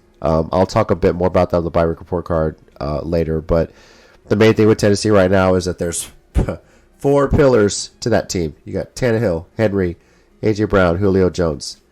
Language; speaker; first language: English; native; English